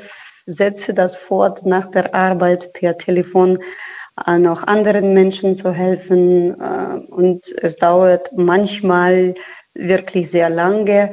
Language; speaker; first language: German; non-native, fluent; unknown